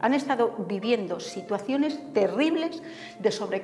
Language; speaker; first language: Spanish; native; Spanish